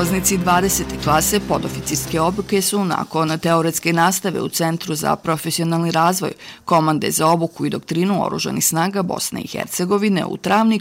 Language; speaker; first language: Serbian; native; Serbian